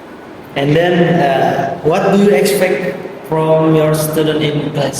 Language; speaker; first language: English; non-native, learner; Indonesian